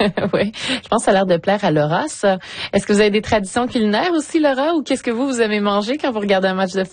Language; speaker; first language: French; native; French